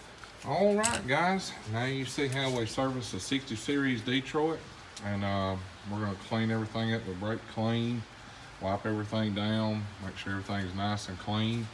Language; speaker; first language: English; native; English